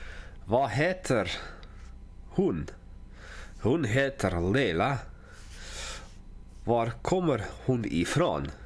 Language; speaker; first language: Swedish; non-native, learner; English